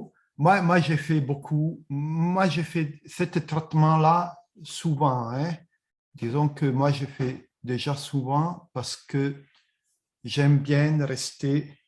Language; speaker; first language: French; non-native, fluent; Italian